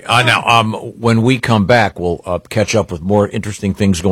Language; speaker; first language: English; native; English